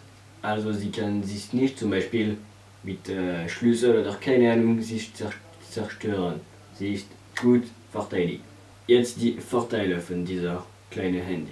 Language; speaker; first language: German; non-native, learner; French